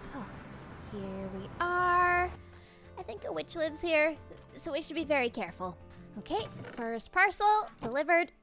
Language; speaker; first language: English; native; English